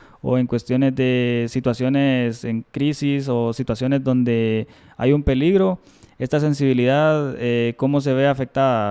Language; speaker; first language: Spanish; native; Spanish